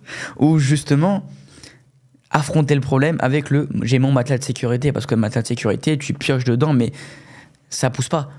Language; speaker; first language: French; native; French